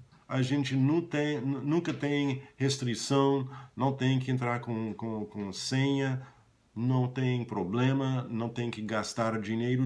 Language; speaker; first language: Portuguese; non-native, fluent; English